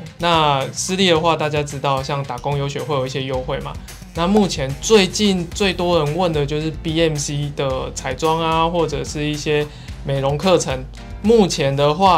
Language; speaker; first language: Chinese; native; Chinese